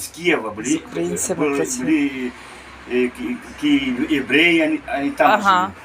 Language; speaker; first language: Russian; early bilingual, heritage; Russian